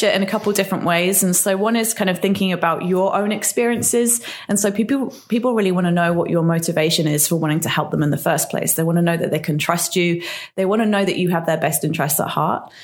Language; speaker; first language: English; native; English